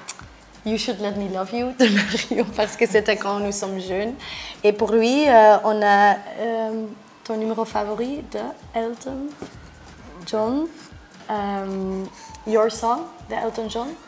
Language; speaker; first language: French; non-native, local second language; Dutch